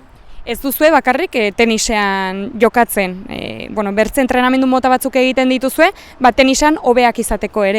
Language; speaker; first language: Basque; native; Basque